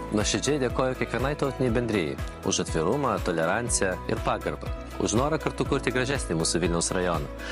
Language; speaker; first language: Lithuanian; non-native, local second language; Polish